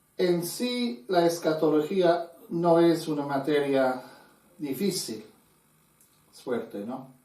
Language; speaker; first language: Spanish; non-native, fluent; English